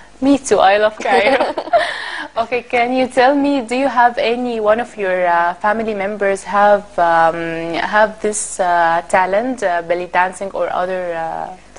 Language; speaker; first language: English; non-native, learner; Arabic